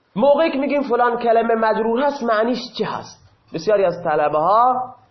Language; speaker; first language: Persian; non-native, local second language; Baluchi